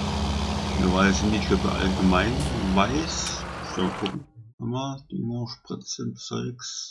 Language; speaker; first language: German; native; German